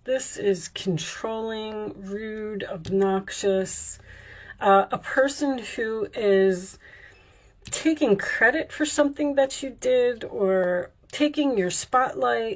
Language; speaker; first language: English; native; English